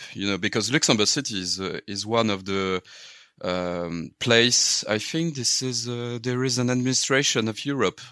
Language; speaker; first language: English; non-native, learner; French